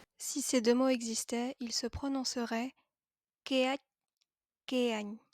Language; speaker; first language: French; native; French